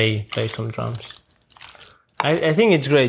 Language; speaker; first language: English; non-native, fluent; Catalan